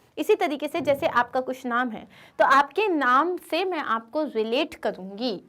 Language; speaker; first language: Hindi; non-native, local second language; Telugu